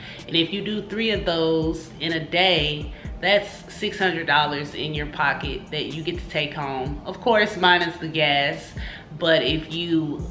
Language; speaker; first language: English; native; English